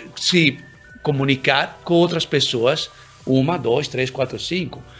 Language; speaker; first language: Portuguese; early bilingual, other home language; Italian